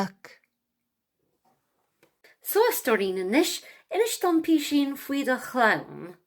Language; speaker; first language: Irish; non-native, local second language; English